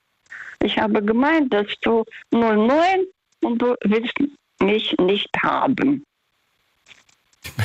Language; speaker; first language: German; non-native, fluent; Russian